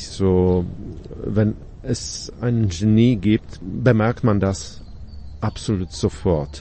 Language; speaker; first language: German; non-native, fluent; Polish